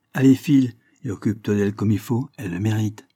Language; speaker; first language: French; native; French